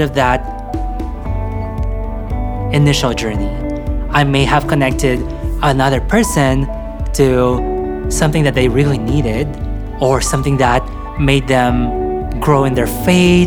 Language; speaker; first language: English; non-native, local second language; Filipino